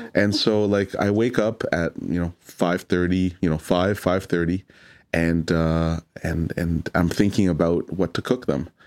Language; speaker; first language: English; native; English